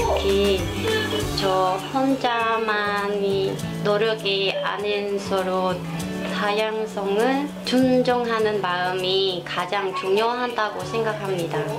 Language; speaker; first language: Korean; non-native, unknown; Vietnamese